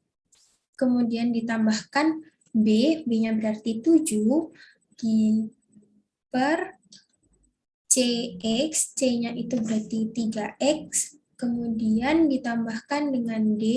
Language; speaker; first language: Indonesian; native; Indonesian